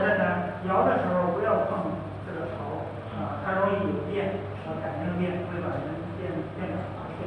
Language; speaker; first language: Chinese; native; Chinese